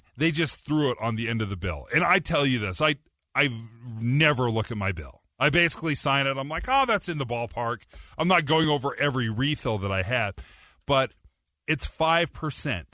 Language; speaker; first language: English; native; English